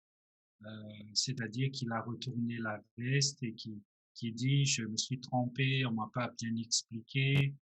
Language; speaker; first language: French; non-native, local second language; Malagasy